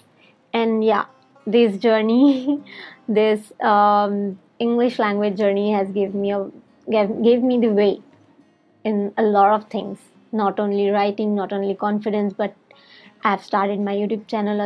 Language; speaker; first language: English; non-native, local second language; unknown